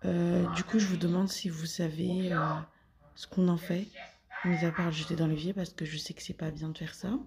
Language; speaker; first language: French; native; French